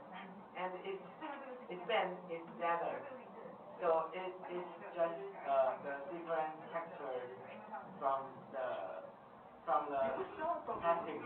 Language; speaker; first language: English; non-native, learner; Chinese